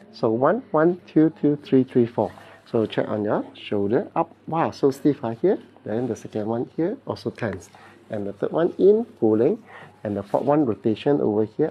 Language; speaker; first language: English; non-native, local second language; Cantonese